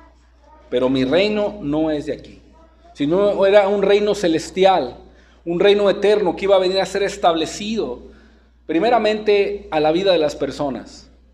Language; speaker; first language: Spanish; native; Spanish